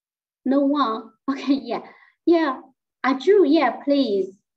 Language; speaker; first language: English; non-native, fluent; Chinese